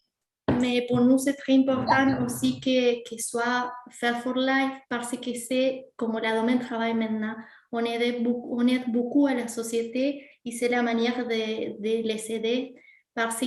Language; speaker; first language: French; non-native, fluent; Spanish